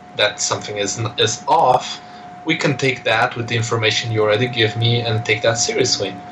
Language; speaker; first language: English; non-native, fluent; Portuguese